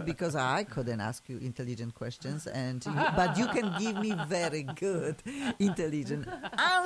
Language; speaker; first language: English; non-native, fluent; Polish